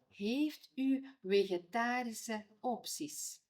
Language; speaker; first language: Dutch; non-native, fluent; Ukrainian